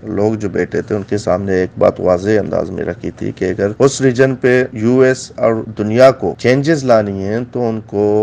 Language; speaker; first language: Urdu; non-native, local second language; Baluchi